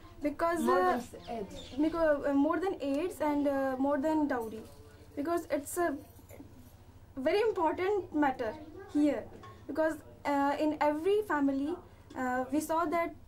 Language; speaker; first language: English; non-native, learner; Hindi